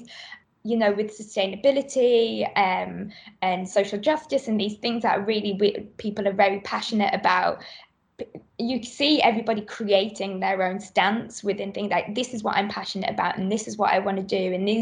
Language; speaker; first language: English; native; English